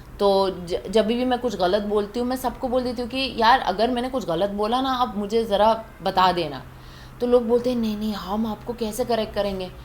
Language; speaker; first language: Hindi; non-native, fluent; Persian